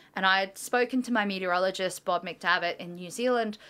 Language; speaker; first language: English; native; English